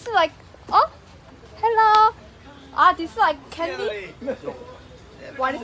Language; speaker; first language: English; non-native, learner; Korean